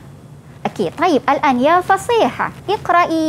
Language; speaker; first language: Arabic; non-native, fluent; Malay